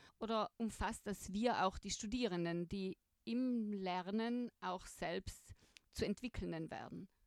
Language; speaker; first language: German; native; German